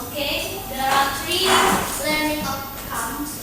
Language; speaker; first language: English; non-native, learner; Indonesian